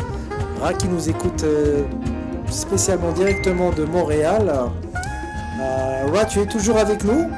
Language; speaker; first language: French; native; French